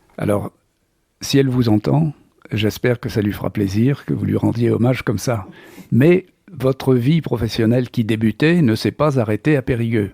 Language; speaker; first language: French; native; French